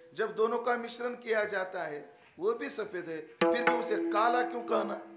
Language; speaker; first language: Hindi; non-native, local second language; Marathi